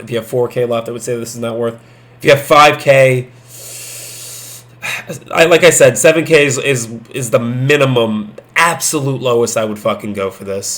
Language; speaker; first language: English; native; English